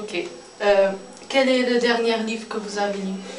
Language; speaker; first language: French; non-native, learner; Portuguese